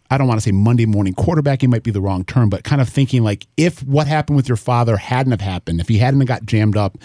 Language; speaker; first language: English; native; English